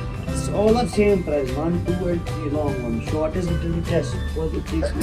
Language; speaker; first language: English; non-native, local second language; Kashmiri